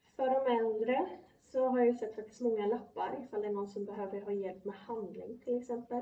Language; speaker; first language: Swedish; early bilingual, other home language; Polish